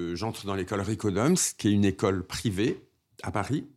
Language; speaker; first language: French; native; French